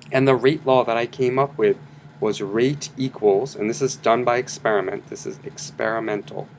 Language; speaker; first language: English; native; English